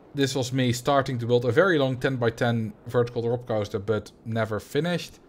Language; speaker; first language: English; non-native, fluent; Dutch